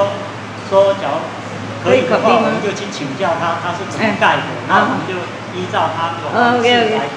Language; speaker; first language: Chinese; native; Chinese